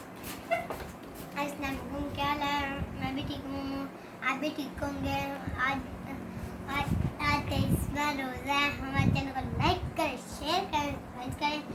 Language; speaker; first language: Hindi; non-native, local second language; Punjabi